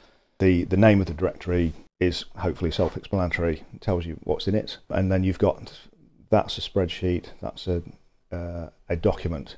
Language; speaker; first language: English; native; English